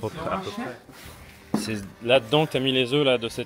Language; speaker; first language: French; native; French